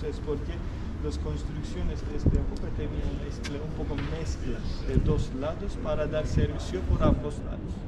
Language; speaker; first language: Spanish; non-native, fluent; Turkish